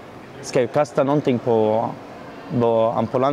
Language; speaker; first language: Swedish; non-native, learner; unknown